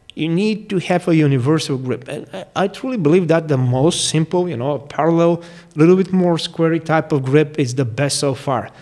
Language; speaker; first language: English; non-native, fluent; Bulgarian